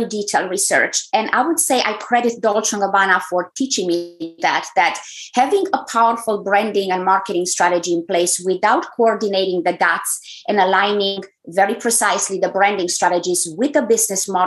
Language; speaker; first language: English; non-native, fluent; Romanian